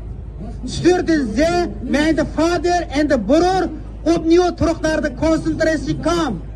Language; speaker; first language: Dutch; non-native, fluent; Uyghur